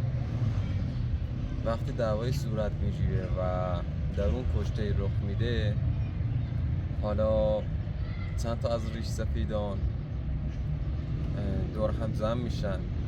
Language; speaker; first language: Persian; native; Persian